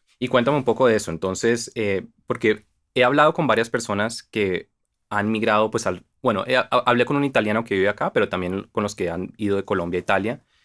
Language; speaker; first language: Spanish; native; Spanish